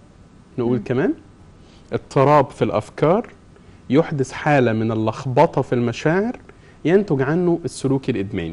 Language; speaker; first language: Arabic; native; Arabic